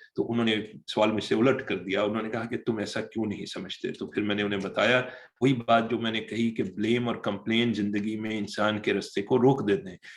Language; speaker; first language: Urdu; native; Urdu